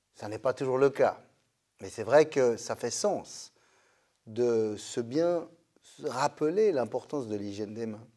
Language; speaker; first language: French; native; French